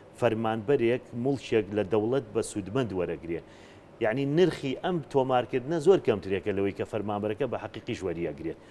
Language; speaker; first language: Central Kurdish; native; Central Kurdish